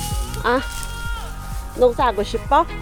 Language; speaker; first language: Korean; non-native, learner; Filipino